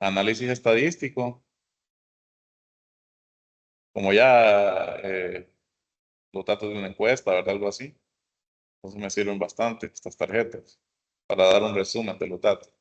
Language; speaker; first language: Spanish; native; Spanish